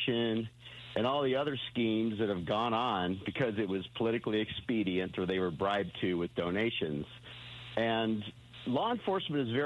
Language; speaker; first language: English; native; English